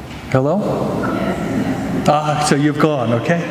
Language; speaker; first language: English; native; English